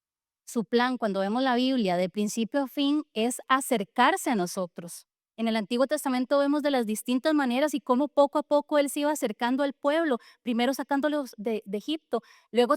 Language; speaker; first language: Spanish; native; Spanish